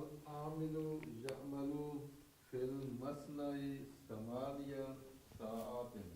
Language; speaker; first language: Arabic; non-native, learner; Urdu